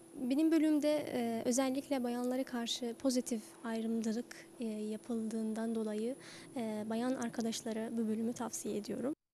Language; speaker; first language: Turkish; non-native, fluent; Arabic